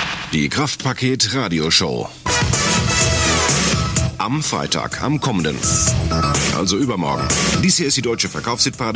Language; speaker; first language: German; native; German